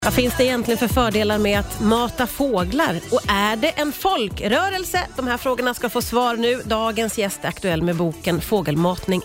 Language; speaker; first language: Swedish; native; Swedish